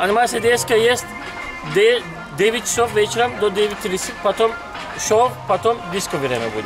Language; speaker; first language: Russian; non-native, learner; Turkish